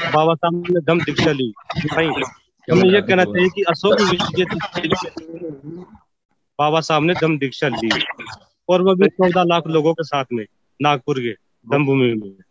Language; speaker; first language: Hindi; native; Hindi